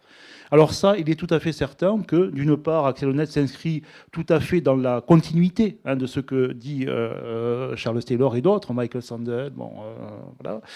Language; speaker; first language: French; native; French